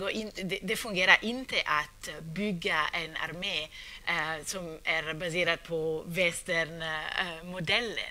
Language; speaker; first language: Swedish; non-native, fluent; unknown